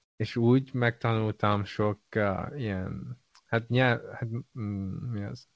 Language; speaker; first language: Hungarian; non-native, fluent; Chinese